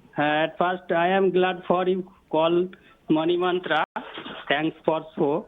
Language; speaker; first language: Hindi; non-native, local second language; Bangla